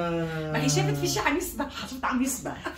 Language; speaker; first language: Arabic; native; Arabic